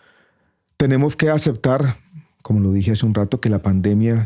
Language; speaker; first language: Spanish; native; Spanish